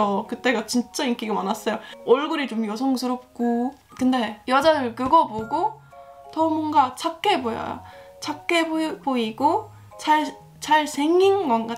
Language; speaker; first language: Korean; non-native, fluent; Estonian